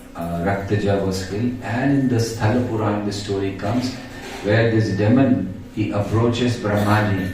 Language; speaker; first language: English; non-native, local second language; Hindi